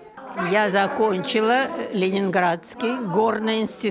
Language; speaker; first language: Czech; non-native, learner; Russian